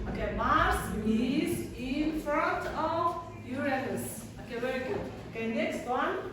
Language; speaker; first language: English; non-native, fluent; Mongolian